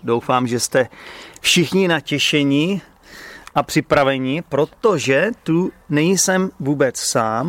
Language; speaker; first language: Czech; native; Czech